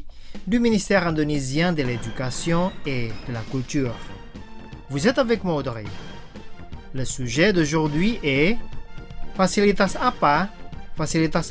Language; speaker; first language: French; non-native, fluent; Indonesian